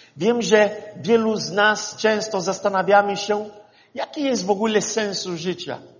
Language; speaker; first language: Polish; non-native, fluent; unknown